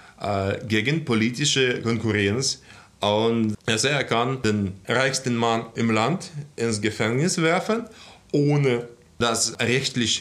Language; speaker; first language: German; non-native, fluent; Russian